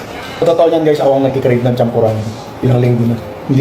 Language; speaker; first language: Filipino; native; Filipino